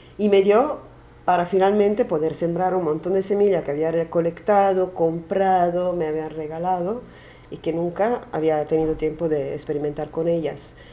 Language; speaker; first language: Spanish; non-native, fluent; Italian